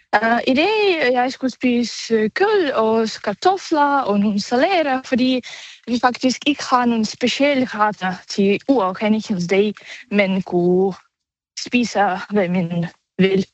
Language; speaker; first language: Danish; non-native, learner; Ukrainian